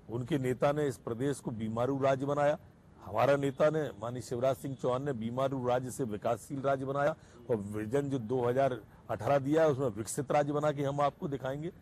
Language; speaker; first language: Hindi; native; Hindi